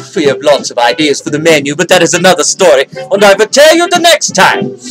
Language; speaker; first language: English; native; English